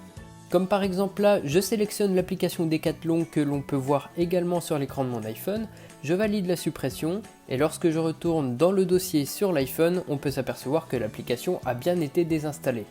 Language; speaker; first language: French; native; French